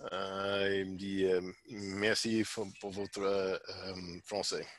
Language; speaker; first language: French; non-native, learner; English